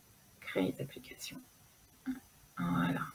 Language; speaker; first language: French; native; French